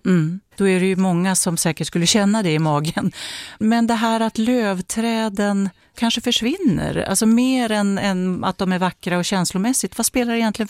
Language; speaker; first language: Swedish; native; Swedish